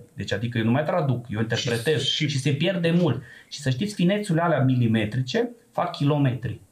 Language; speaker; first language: Romanian; non-native, local second language; Serbian